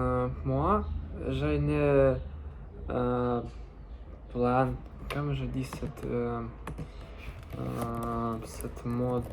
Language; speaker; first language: French; non-native, learner; Russian